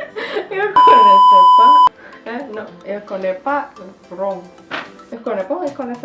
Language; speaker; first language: French; non-native, learner; Indonesian